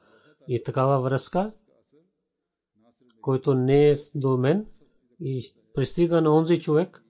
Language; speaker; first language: Bulgarian; non-native, fluent; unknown